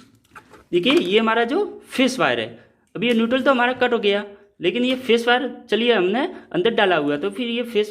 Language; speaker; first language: Hindi; native; Hindi